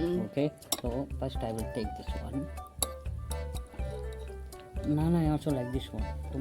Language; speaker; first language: English; non-native, learner; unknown